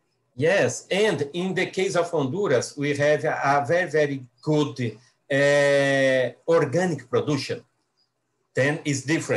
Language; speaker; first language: English; non-native, learner; Portuguese